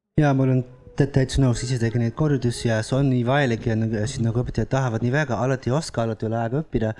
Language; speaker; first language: Estonian; non-native, fluent; Dutch